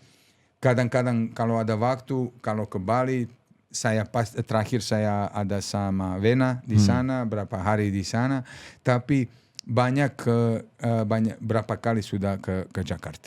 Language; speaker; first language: Indonesian; non-native, fluent; Serbian